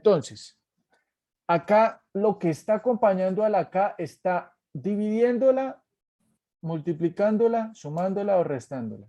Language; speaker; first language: Spanish; native; Spanish